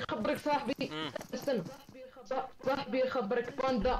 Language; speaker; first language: Arabic; native; Arabic